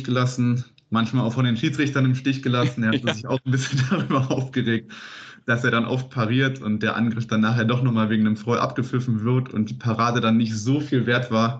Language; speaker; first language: German; native; German